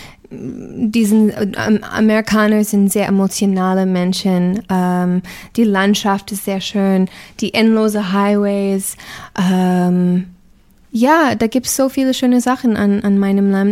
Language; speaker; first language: German; non-native, fluent; English